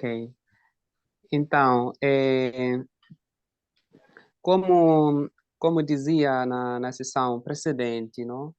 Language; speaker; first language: Portuguese; non-native, fluent; Italian